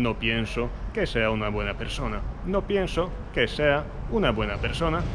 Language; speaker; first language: Spanish; non-native, fluent; Polish